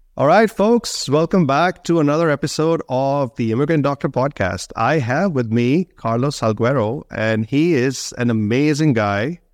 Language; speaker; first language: English; non-native, local second language; Hindi